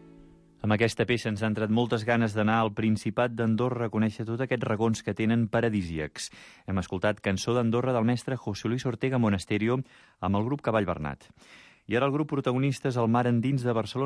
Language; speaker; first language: Catalan; native; Catalan